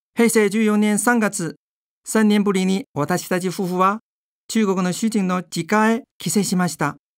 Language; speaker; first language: Japanese; non-native, fluent; Chinese